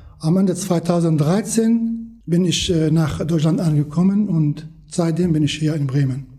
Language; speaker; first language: German; non-native, learner; Kurdish